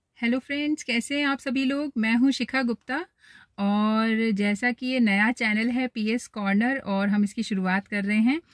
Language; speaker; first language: Hindi; native; Hindi